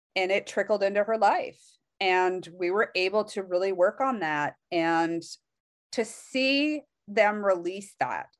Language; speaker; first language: English; native; English